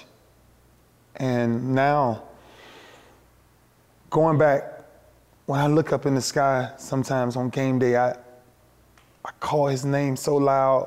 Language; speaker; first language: English; native; English